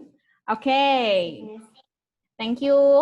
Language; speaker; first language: English; non-native, fluent; Indonesian